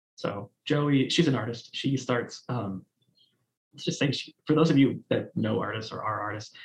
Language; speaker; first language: English; native; English